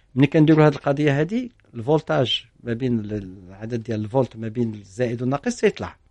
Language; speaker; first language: Arabic; native; Arabic